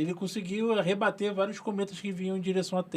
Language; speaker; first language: Portuguese; native; Portuguese